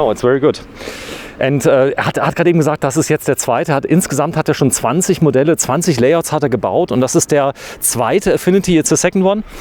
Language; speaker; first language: German; native; German